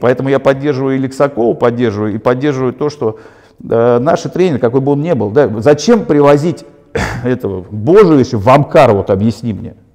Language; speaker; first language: Russian; native; Russian